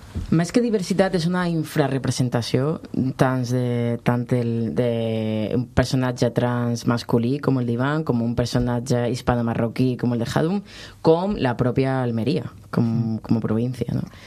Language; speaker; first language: Spanish; native; Spanish